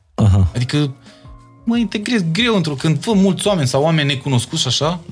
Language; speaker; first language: Romanian; native; Romanian